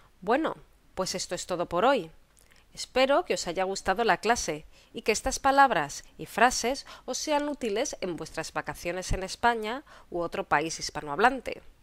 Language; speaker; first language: Spanish; native; Spanish